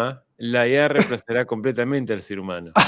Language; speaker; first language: Spanish; native; Spanish